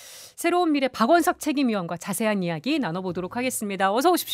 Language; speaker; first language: Korean; native; Korean